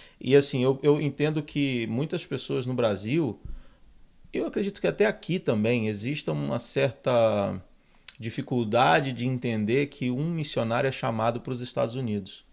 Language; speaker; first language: Portuguese; native; Portuguese